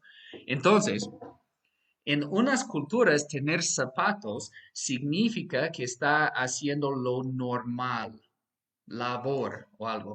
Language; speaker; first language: Spanish; non-native, fluent; English